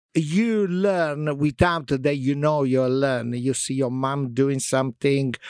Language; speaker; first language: English; non-native, fluent; Italian